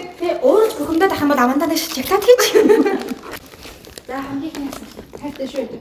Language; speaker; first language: Mongolian; native; Mongolian